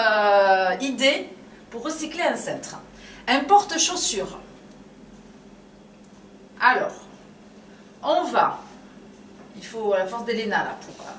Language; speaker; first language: French; native; French